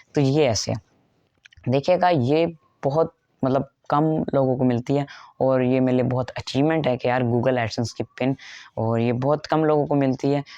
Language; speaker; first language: Urdu; native; Urdu